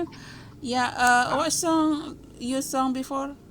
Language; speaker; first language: English; non-native, learner; Indonesian